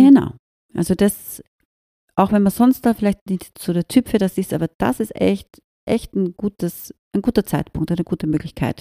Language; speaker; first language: German; native; German